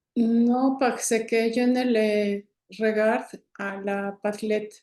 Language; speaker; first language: French; non-native, learner; Spanish